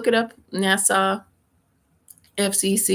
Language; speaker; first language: English; native; English